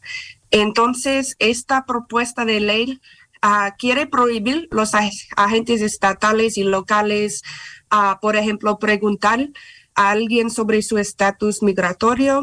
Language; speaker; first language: Spanish; non-native, fluent; English